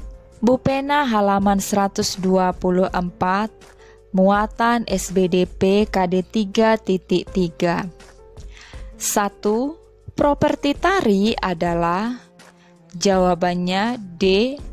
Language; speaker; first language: Indonesian; native; Indonesian